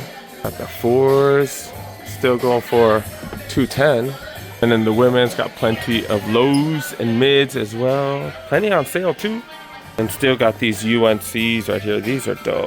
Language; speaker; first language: English; native; English